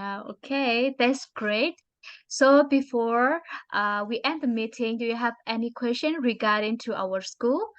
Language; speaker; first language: English; non-native, learner; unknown